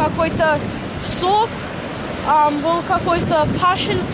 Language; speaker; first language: Russian; early bilingual, heritage; Russian